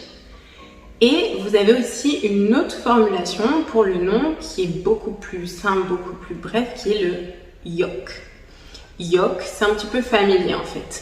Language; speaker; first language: French; native; French